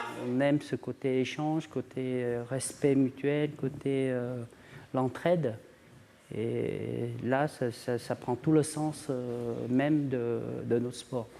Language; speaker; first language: French; native; French